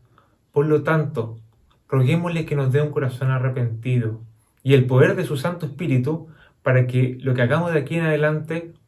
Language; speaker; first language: Spanish; native; Spanish